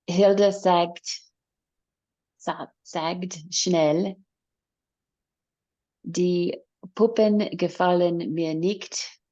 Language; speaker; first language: German; non-native, learner; English